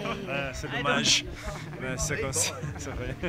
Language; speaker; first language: French; non-native, fluent; Italian